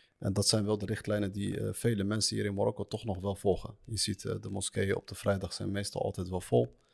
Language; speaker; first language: Dutch; early bilingual, other home language; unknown